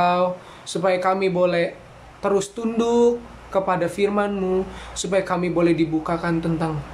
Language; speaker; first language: Indonesian; native; Indonesian